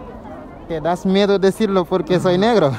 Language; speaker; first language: Spanish; non-native, fluent; Wolof